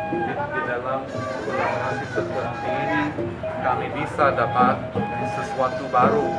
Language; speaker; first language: Indonesian; non-native, fluent; English